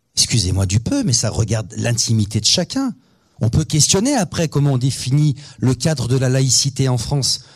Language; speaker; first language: French; native; French